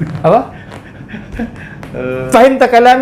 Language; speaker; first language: Arabic; non-native, fluent; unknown